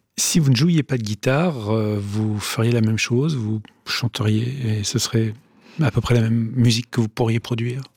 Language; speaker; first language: French; native; French